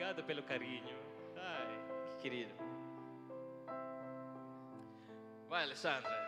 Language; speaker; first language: Portuguese; non-native, learner; Filipino